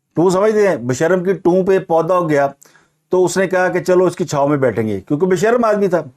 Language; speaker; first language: Urdu; non-native, local second language; Punjabi